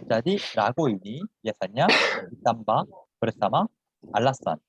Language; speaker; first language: Indonesian; non-native, fluent; Korean